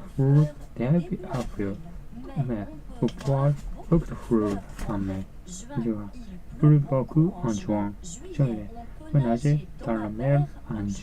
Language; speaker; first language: French; non-native, learner; Japanese